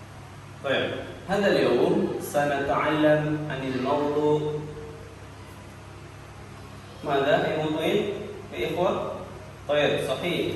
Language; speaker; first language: Arabic; non-native, learner; Indonesian